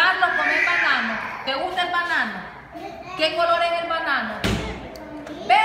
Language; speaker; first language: Spanish; native; Spanish